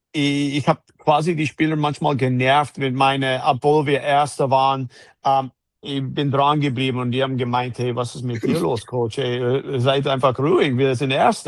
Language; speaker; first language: German; non-native, fluent; English